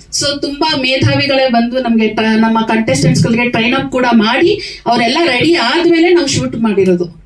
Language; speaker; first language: Kannada; native; Kannada